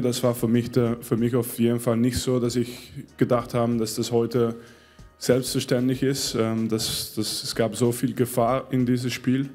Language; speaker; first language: German; non-native, fluent; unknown